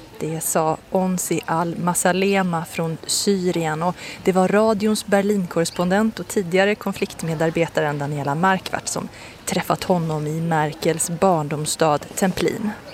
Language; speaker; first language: Swedish; native; Swedish